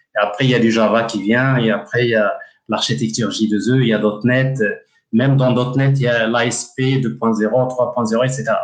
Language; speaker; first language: French; non-native, local second language; Tachelhit